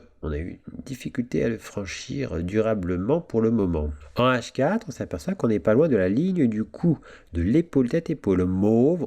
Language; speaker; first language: French; native; French